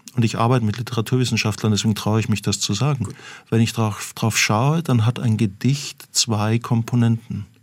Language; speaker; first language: German; native; German